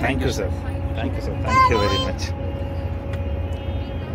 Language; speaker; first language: Kannada; native; Kannada